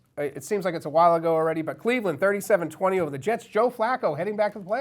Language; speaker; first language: English; native; English